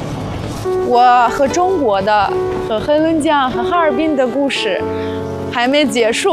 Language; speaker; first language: Chinese; non-native, fluent; Russian